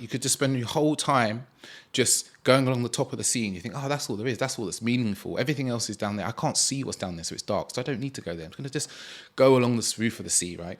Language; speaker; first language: English; native; English